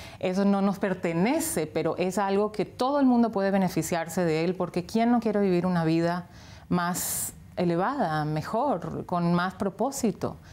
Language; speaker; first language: Spanish; native; Spanish